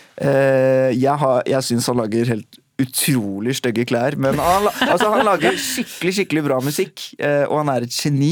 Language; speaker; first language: Norwegian; early bilingual, other home language; Urdu